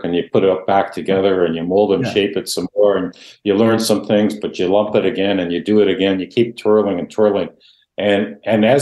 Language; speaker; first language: English; non-native, fluent; Dutch